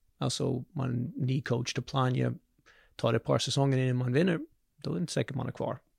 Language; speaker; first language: Swedish; non-native, fluent; English